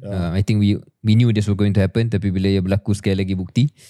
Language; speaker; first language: English; non-native, local second language; Malay